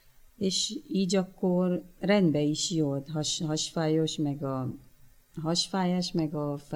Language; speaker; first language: Hungarian; early bilingual, other home language; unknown